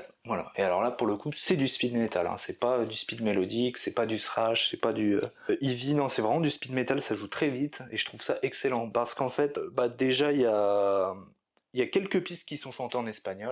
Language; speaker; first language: French; native; French